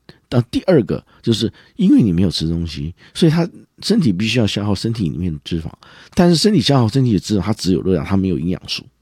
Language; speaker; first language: Chinese; native; Chinese